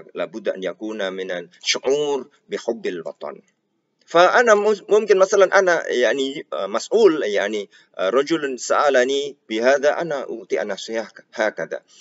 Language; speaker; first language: Arabic; non-native, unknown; Indonesian